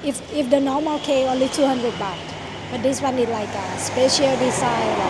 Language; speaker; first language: English; non-native, learner; Thai